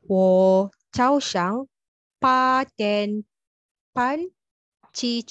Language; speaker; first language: Chinese; non-native, learner; Malay